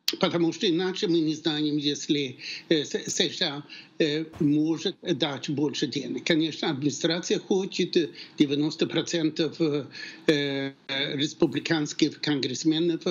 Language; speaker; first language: Russian; non-native, fluent; Swedish